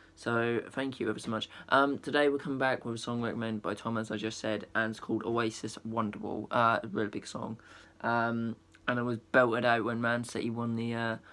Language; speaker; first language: English; native; English